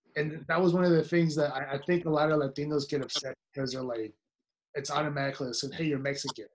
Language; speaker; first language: English; early bilingual, other home language; Spanish